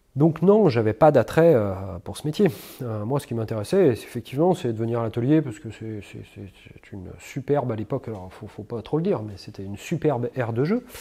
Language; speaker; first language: French; native; French